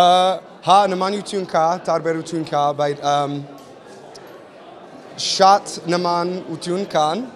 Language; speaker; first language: Armenian; non-native, learner; English